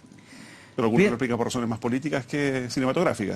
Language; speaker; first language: Spanish; native; Spanish